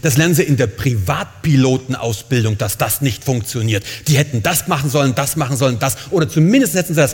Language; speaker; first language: German; native; German